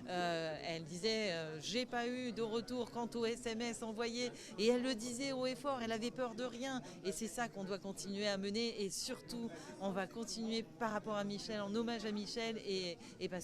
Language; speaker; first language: French; native; French